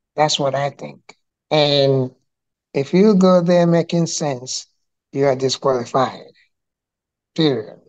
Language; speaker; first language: English; non-native, local second language; Igbo